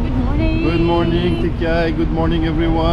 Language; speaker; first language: English; non-native, learner; French